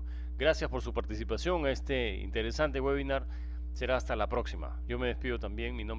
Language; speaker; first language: Spanish; native; Spanish